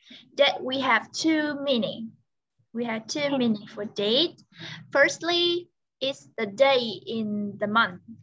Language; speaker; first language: English; non-native, learner; Vietnamese